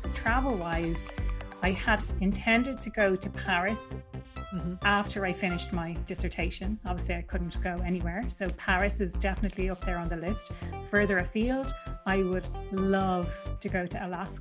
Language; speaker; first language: English; native; English